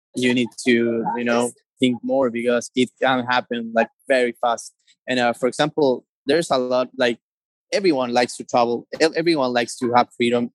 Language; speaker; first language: English; non-native, fluent; Spanish